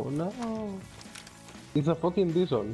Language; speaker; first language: English; non-native, learner; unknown